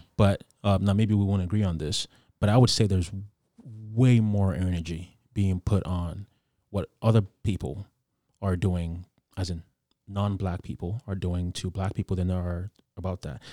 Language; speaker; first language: English; non-native, local second language; Akan